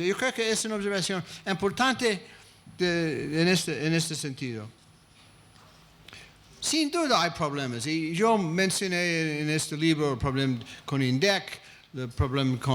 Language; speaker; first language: Spanish; non-native, fluent; English